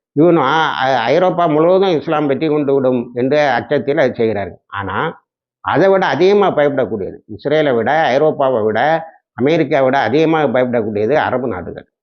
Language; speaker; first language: Tamil; native; Tamil